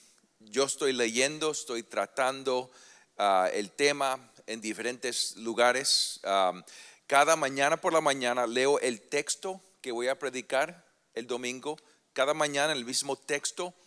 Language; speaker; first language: Spanish; early bilingual, heritage; Spanish